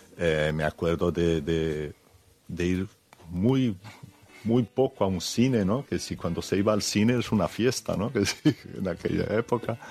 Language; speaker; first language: Spanish; early bilingual, heritage; Spanish